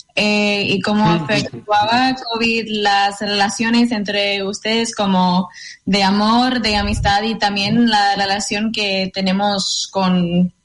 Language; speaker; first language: Spanish; non-native, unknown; English